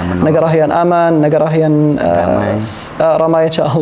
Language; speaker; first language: Indonesian; non-native, learner; Arabic